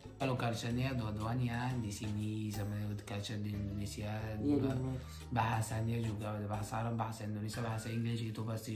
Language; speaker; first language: Indonesian; non-native, learner; Arabic